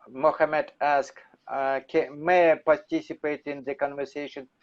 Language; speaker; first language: English; non-native, learner; Russian